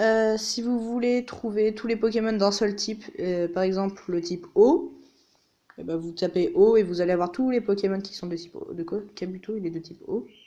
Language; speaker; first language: French; native; French